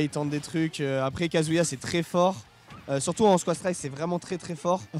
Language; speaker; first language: French; native; French